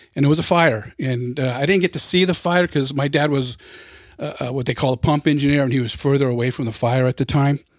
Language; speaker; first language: English; native; English